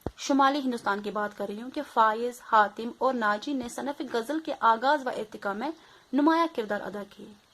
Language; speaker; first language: Urdu; non-native, local second language; Kashmiri